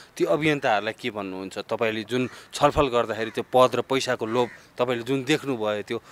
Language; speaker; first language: Nepali; native; Nepali